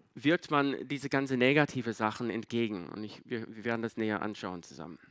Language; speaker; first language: German; non-native, fluent; English